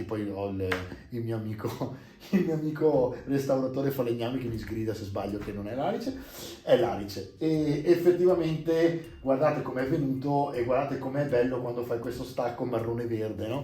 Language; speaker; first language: Italian; native; Italian